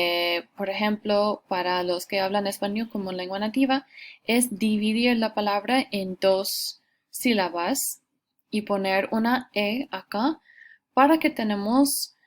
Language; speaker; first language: Spanish; non-native, fluent; English